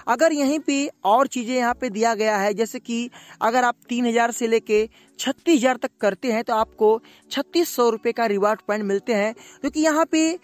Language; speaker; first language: Hindi; native; Hindi